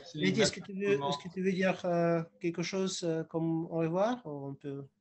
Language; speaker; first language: French; non-native, fluent; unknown